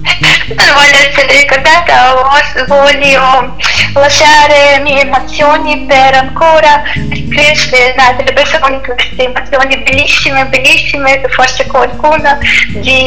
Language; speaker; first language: Italian; non-native, learner; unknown